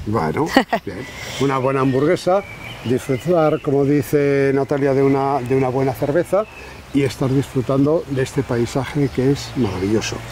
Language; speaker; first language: Spanish; native; Spanish